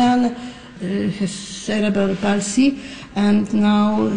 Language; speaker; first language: English; non-native, learner; Polish